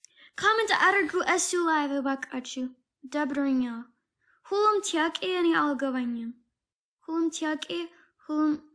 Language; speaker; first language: Amharic; non-native, learner; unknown